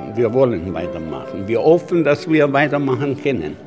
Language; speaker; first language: German; non-native, fluent; Italian